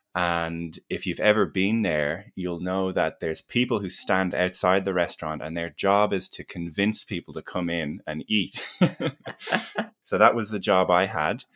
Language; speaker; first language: English; native; English